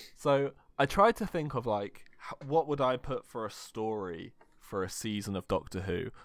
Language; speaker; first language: English; native; English